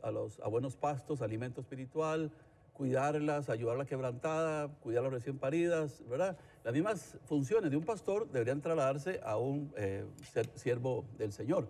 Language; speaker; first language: Spanish; native; Spanish